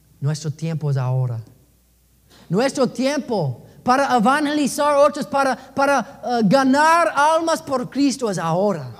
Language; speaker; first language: Spanish; non-native, learner; English